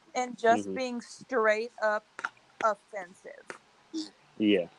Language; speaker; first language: English; native; English